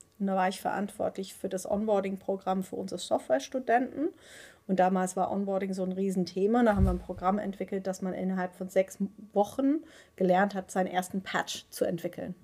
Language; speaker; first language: German; non-native, fluent; Dutch